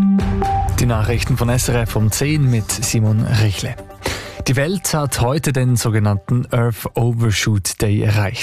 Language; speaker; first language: German; native; German